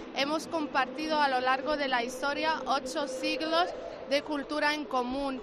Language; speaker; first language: Spanish; non-native, fluent; Arabic